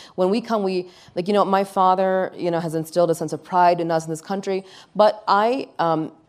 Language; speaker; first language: English; early bilingual, other home language; Urdu